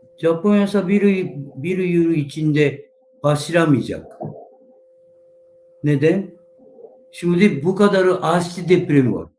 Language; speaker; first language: Turkish; non-native, learner; Japanese